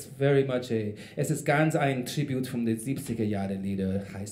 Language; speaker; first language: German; non-native, learner; Spanish